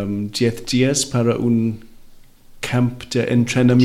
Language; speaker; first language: Spanish; non-native, learner; Welsh